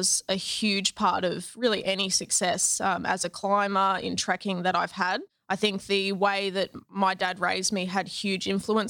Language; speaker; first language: English; native; English